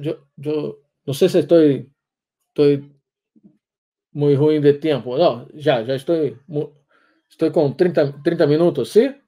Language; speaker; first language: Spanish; non-native, learner; Portuguese